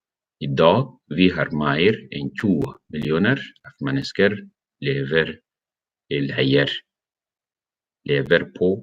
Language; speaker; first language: Norwegian; non-native, learner; Arabic